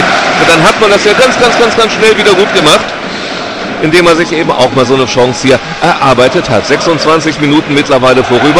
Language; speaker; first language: German; native; German